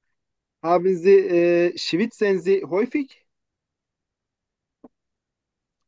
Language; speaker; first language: German; non-native, learner; Turkish